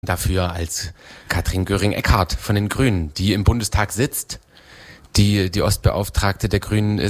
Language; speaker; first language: German; native; German